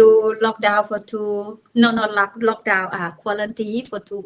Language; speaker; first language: English; non-native, learner; Thai